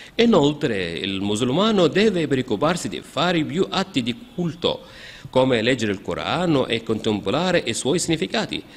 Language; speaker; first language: Italian; non-native, fluent; Arabic